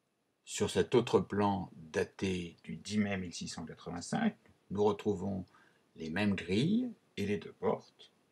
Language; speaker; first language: French; native; French